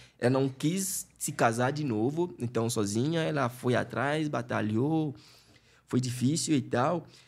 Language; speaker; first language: Portuguese; non-native, fluent; Fon